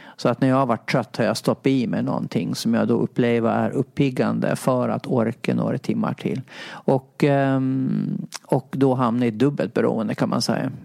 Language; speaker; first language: Swedish; native; Swedish